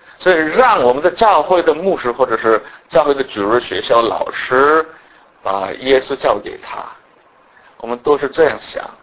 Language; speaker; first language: Chinese; non-native, fluent; Korean